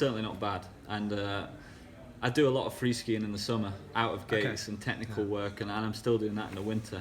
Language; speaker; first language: English; native; English